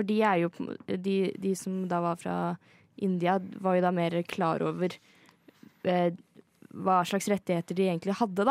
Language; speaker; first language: Norwegian; native; Norwegian